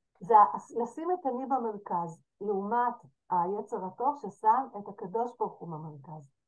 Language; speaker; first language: Hebrew; native; Hebrew